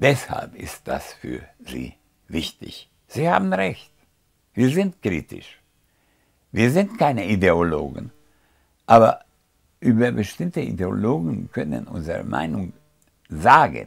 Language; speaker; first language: German; non-native, fluent; Hungarian